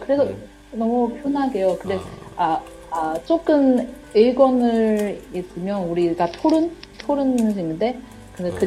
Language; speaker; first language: Korean; non-native, learner; Chinese